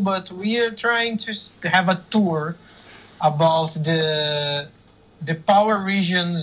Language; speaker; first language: English; non-native, learner; Portuguese